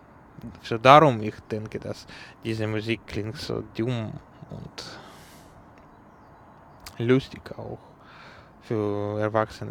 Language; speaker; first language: German; non-native, learner; Ukrainian